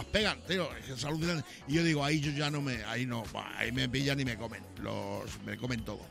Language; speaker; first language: Spanish; native; Spanish